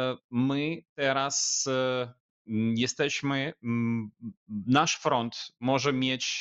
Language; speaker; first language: Polish; non-native, fluent; Ukrainian